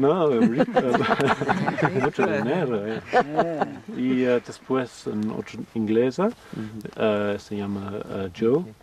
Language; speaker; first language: Spanish; non-native, learner; English